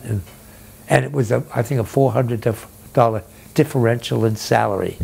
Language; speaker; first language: English; native; English